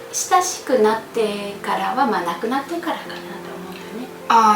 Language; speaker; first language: Japanese; non-native, fluent; Vietnamese